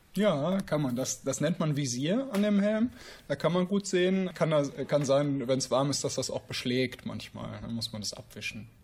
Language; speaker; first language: German; native; German